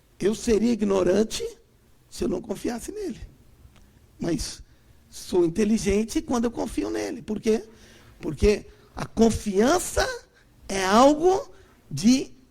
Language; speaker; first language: Portuguese; native; Portuguese